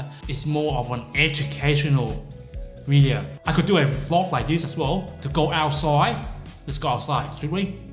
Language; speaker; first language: English; non-native, fluent; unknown